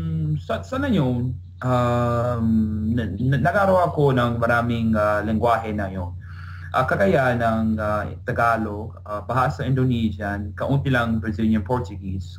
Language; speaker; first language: Filipino; non-native, learner; English